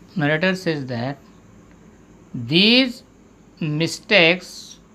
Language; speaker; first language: English; non-native, local second language; Marathi